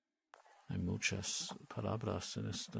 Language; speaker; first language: Spanish; non-native, learner; English